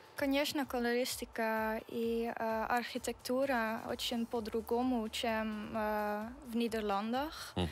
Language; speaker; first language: Russian; non-native, learner; Dutch